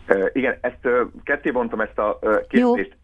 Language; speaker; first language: Hungarian; native; Hungarian